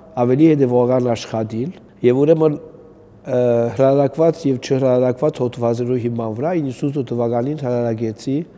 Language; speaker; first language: Armenian; early bilingual, heritage; Armenian